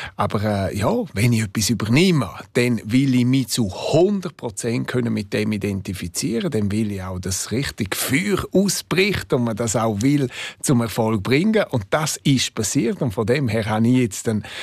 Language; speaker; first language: German; non-native, local second language; Romansh